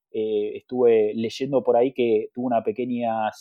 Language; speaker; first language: Spanish; native; Spanish